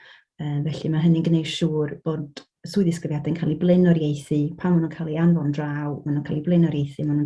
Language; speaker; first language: Welsh; native; Welsh